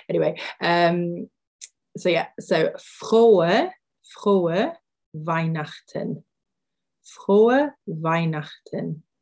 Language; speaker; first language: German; non-native, fluent; English